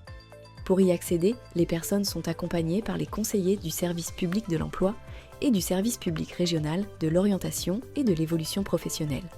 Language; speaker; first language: French; native; French